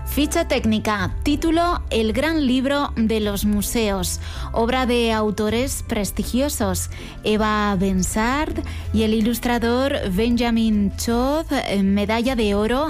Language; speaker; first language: Spanish; native; Spanish